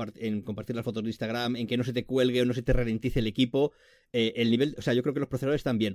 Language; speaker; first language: Spanish; native; Spanish